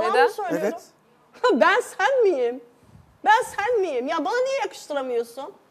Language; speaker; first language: Turkish; native; Turkish